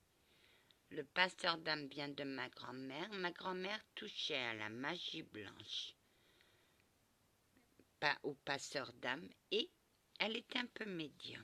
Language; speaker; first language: French; early bilingual, other home language; Portuguese